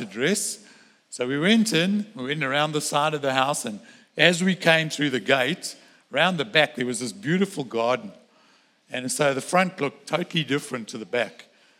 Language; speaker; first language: English; native; English